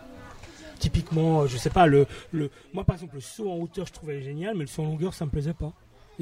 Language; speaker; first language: French; native; French